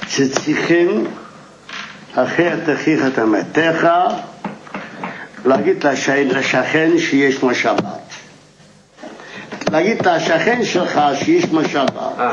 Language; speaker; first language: Hebrew; non-native, fluent; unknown